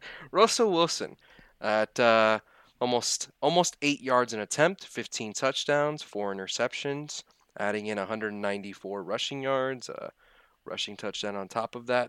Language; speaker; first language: English; native; English